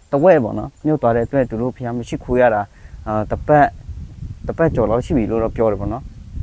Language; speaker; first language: Burmese; non-native, local second language; Western Kayah